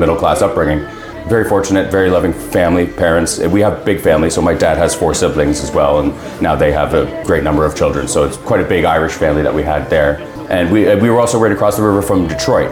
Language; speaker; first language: English; native; English